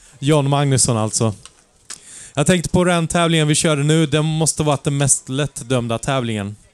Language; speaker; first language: Swedish; native; Swedish